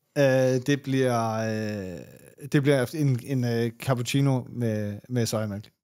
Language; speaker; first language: Danish; native; Danish